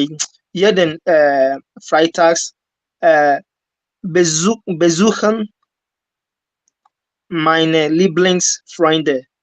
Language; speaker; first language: German; non-native, learner; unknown